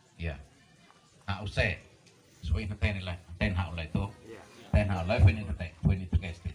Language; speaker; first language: Indonesian; non-native, local second language; Tetum